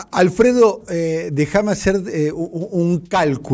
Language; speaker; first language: Spanish; native; Spanish